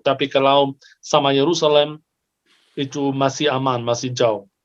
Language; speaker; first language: Indonesian; non-native, fluent; Arabic